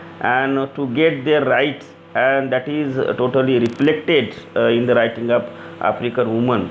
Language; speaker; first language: English; non-native, local second language; Marathi